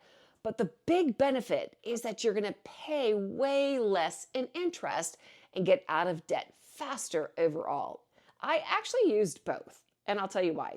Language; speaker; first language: English; native; English